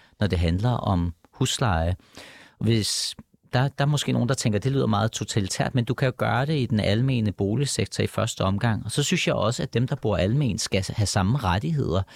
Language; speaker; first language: Danish; early bilingual, other home language; Persian